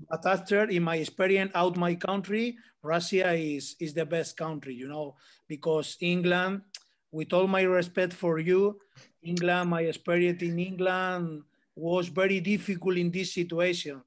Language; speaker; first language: English; non-native, learner; Spanish